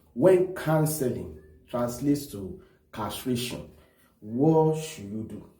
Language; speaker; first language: English; non-native, local second language; Yoruba